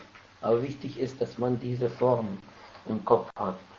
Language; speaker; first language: German; non-native, fluent; Arabic